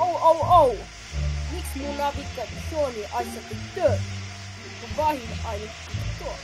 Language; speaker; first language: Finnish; non-native, learner; Estonian